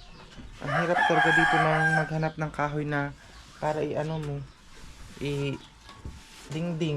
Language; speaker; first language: Filipino; native; Filipino